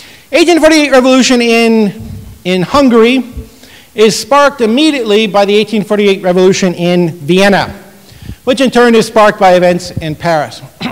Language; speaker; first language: English; native; English